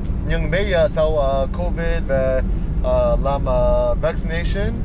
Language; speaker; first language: Vietnamese; non-native, learner; English